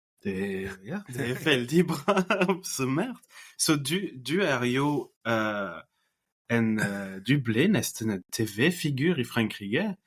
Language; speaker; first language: Norwegian; non-native, fluent; French